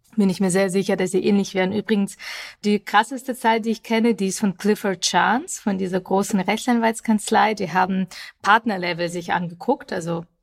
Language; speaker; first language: German; early bilingual, other home language; Russian